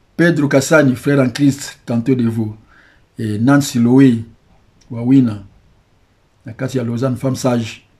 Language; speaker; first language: French; non-native, local second language; Lingala